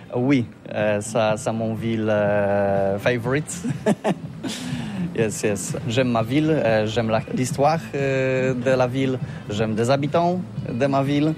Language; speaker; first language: French; non-native, learner; Polish